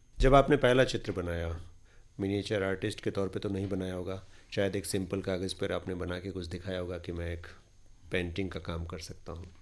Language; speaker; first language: Hindi; native; Hindi